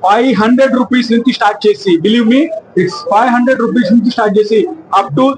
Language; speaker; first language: Telugu; native; Telugu